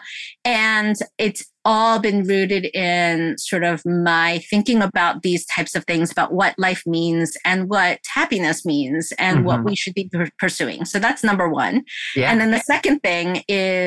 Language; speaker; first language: English; early bilingual, other home language; Korean